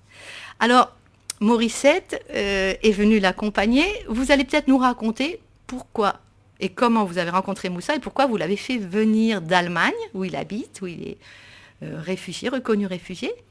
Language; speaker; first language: French; native; French